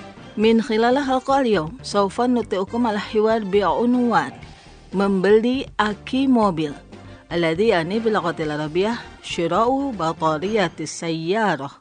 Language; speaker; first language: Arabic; non-native, fluent; Indonesian